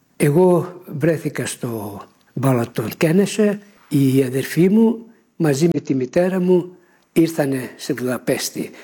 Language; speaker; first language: Greek; early bilingual, heritage; Greek